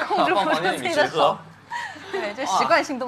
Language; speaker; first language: Chinese; native; Chinese